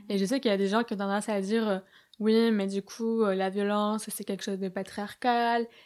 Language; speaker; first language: French; native; French